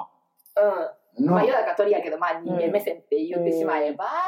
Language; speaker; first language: Japanese; native; Japanese